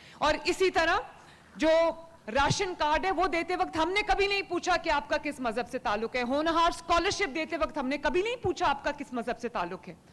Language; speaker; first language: Urdu; native; Urdu